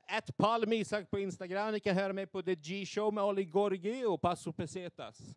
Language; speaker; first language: Swedish; native; Swedish